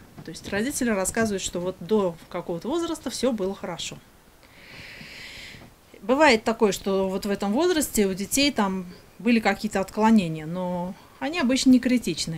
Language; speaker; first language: Russian; native; Russian